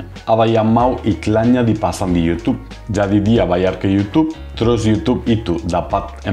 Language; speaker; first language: Indonesian; non-native, fluent; Spanish